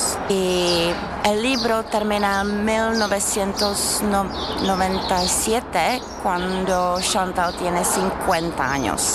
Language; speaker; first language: Spanish; non-native, fluent; Czech